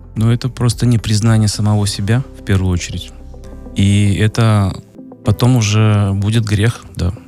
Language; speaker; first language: Russian; native; Russian